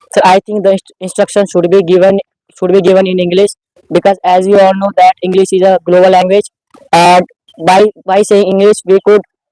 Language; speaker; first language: English; non-native, learner; Hindi